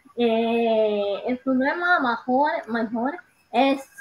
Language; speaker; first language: Spanish; non-native, learner; Italian